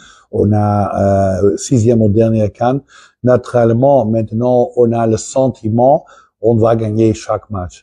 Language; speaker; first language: French; non-native, fluent; Dutch